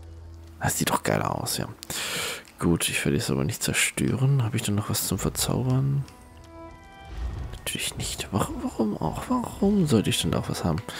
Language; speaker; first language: German; native; German